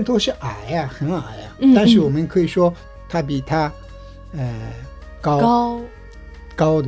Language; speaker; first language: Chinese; non-native, fluent; Japanese